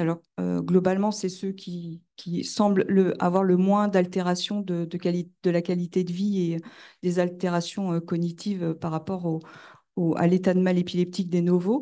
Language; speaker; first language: French; native; French